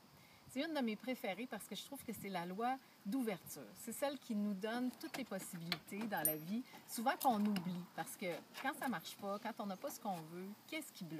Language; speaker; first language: French; native; French